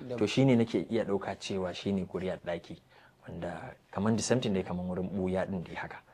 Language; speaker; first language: Hausa; non-native, local second language; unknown